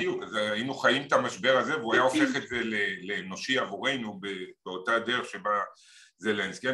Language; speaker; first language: Hebrew; native; Hebrew